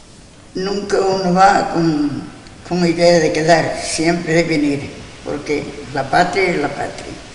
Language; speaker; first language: Spanish; non-native, local second language; Galician